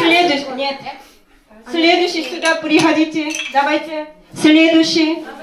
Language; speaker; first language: Russian; non-native, fluent; Korean